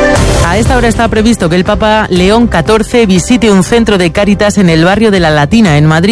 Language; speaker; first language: Spanish; native; Spanish